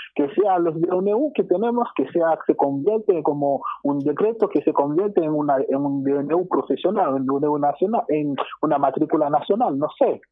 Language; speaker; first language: Spanish; non-native, fluent; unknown